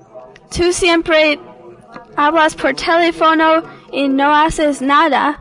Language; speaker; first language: Spanish; non-native, learner; English